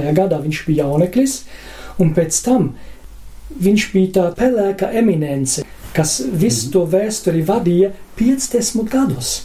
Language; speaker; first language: Latvian; non-native, fluent; German